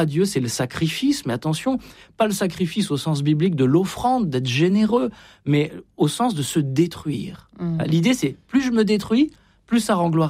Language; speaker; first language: French; native; French